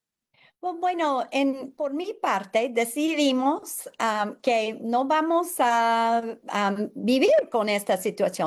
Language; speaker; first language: Spanish; non-native, fluent; English